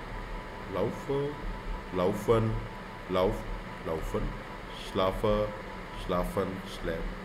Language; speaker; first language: German; non-native, learner; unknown